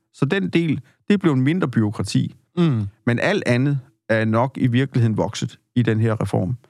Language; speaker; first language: Danish; native; Danish